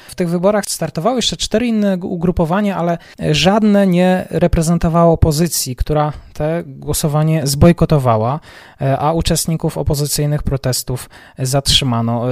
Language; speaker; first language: Polish; native; Polish